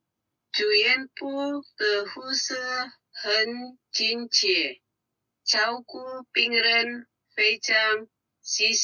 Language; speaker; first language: Chinese; non-native, learner; Indonesian